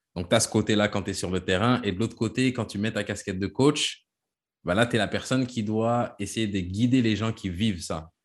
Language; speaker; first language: French; native; French